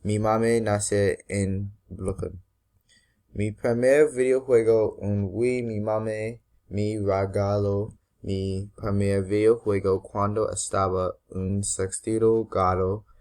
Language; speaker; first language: Spanish; non-native, learner; English